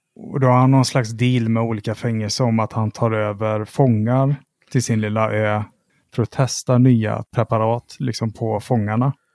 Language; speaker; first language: Swedish; native; Swedish